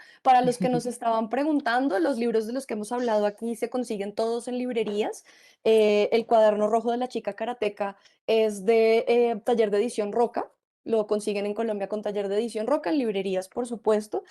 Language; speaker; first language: Spanish; native; Spanish